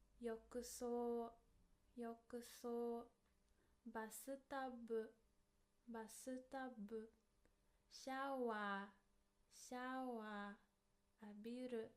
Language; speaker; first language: Japanese; non-native, fluent; English